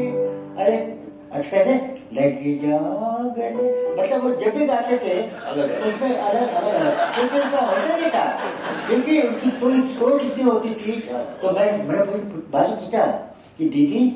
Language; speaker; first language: Hindi; native; Hindi